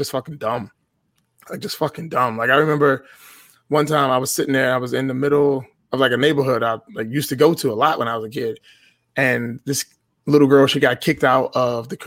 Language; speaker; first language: English; native; English